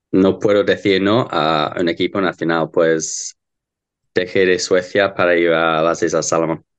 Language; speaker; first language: Spanish; non-native, learner; English